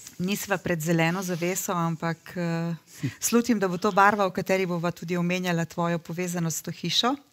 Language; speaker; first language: Slovenian; native; Slovenian